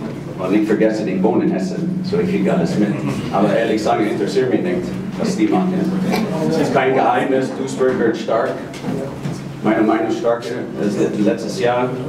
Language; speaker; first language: German; non-native, fluent; English